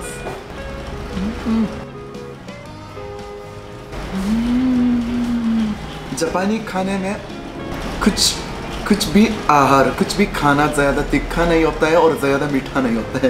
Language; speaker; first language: Hindi; non-native, fluent; Japanese